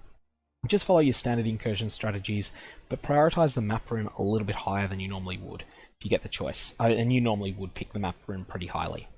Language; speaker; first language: English; native; English